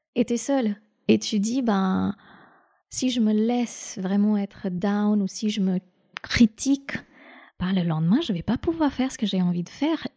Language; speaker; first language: French; non-native, fluent; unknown